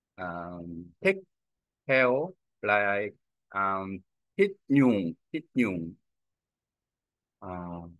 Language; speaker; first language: Vietnamese; non-native, learner; Korean